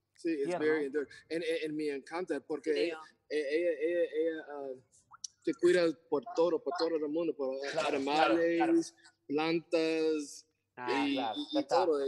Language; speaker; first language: Spanish; non-native, learner; English